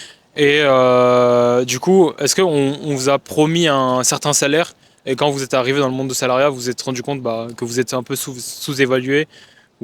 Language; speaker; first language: French; native; French